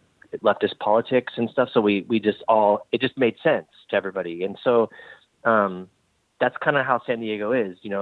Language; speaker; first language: English; native; English